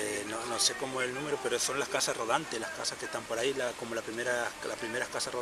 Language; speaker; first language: Spanish; native; Spanish